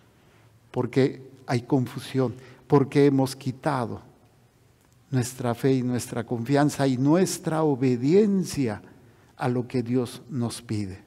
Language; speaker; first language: Spanish; native; Spanish